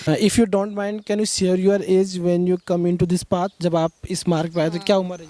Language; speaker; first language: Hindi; native; Hindi